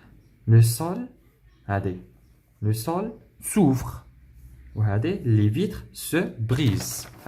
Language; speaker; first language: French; non-native, local second language; Arabic